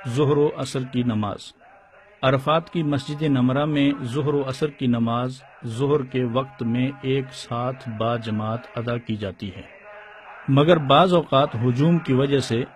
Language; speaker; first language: Urdu; native; Urdu